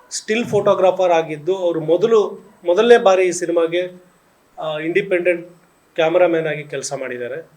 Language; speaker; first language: Kannada; native; Kannada